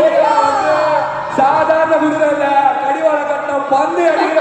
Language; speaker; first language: Tamil; native; Tamil